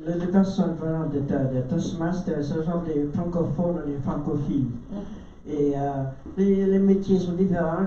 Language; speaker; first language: French; non-native, learner; Vietnamese